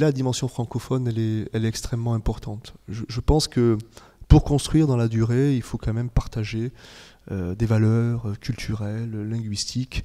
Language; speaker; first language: French; native; French